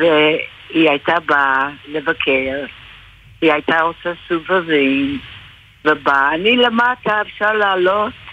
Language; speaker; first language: Hebrew; non-native, fluent; English